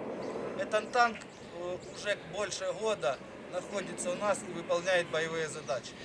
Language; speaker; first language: Russian; native; Russian